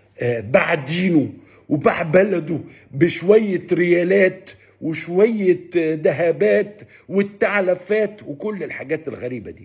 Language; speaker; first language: Arabic; native; Arabic